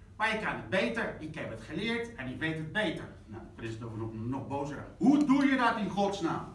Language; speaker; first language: Dutch; non-native, fluent; Spanish